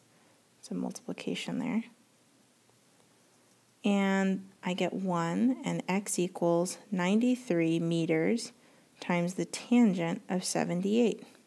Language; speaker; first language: English; native; English